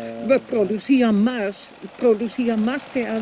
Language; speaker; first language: Spanish; non-native, fluent; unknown